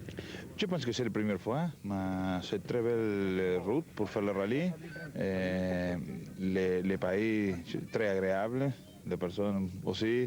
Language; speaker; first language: French; non-native, learner; Spanish